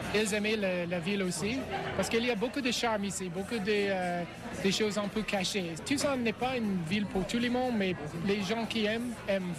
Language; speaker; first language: French; non-native, fluent; English